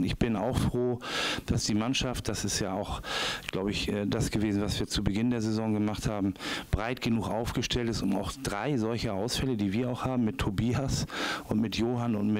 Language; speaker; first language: German; native; German